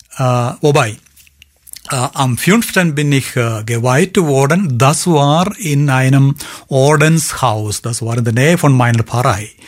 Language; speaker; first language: German; non-native, fluent; Malayalam